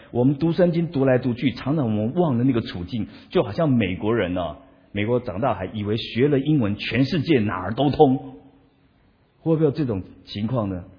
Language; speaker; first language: Chinese; non-native, local second language; Min Nan Chinese